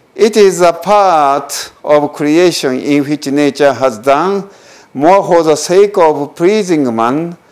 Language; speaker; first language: English; non-native, fluent; Japanese